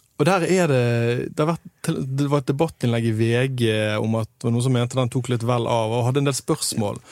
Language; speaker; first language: Norwegian; native; Norwegian